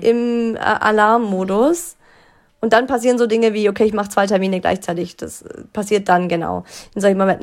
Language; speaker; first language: German; native; German